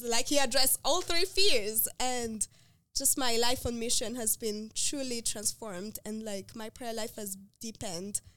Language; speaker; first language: English; non-native, local second language; Kinyarwanda